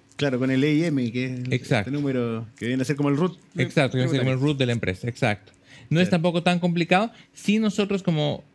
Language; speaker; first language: Spanish; native; Spanish